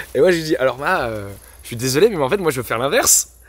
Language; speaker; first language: French; native; French